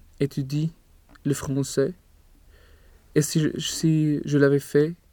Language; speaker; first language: French; non-native, learner; Swedish